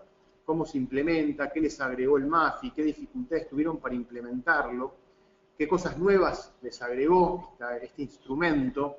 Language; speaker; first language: Spanish; native; Spanish